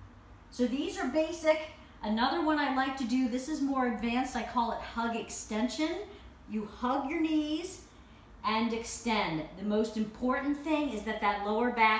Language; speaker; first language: English; native; English